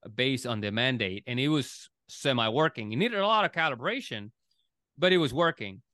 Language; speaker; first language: English; non-native, fluent; Spanish